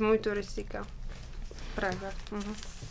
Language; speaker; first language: Spanish; non-native, learner; Czech